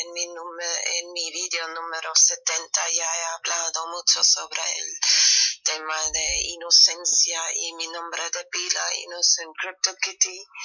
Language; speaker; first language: Spanish; non-native, fluent; German